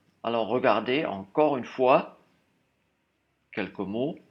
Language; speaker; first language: French; non-native, fluent; German